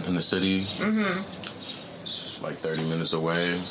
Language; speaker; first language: English; native; English